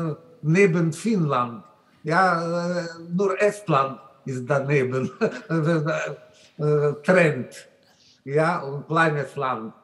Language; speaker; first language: German; non-native, learner; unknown